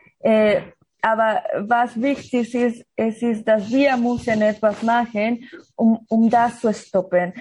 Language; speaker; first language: German; non-native, learner; Spanish